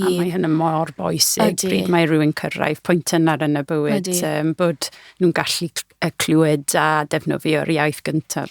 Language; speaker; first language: Welsh; non-native, fluent; English